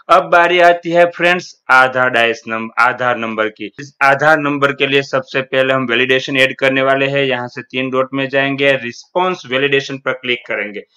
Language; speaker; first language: Hindi; non-native, local second language; Gujarati